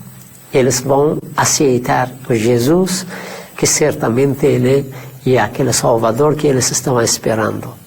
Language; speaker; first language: Portuguese; non-native, fluent; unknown